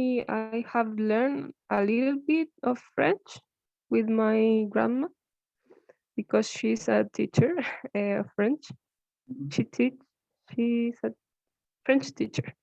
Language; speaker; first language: English; non-native, learner; Spanish